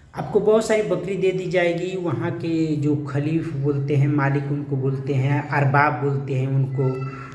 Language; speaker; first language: Hindi; native; Hindi